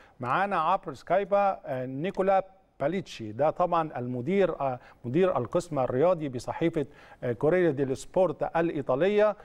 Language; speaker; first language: Arabic; native; Arabic